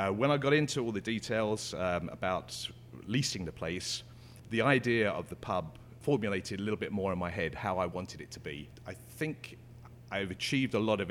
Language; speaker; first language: English; native; English